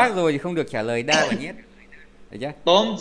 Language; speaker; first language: Vietnamese; native; Vietnamese